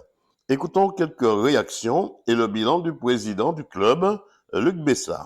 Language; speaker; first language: French; native; French